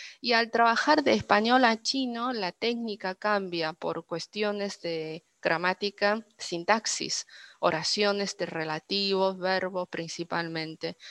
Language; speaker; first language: Spanish; non-native, fluent; Chinese